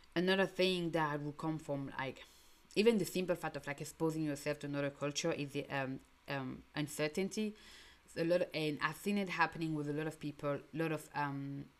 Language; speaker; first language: English; non-native, local second language; French